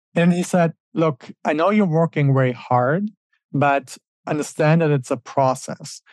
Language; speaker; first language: English; non-native, fluent; German